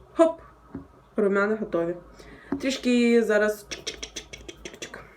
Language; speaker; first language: Ukrainian; non-native, local second language; Russian